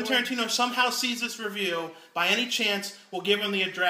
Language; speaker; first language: English; native; English